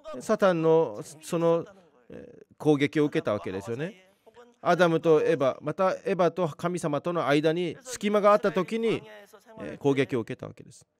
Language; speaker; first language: Japanese; non-native, fluent; Korean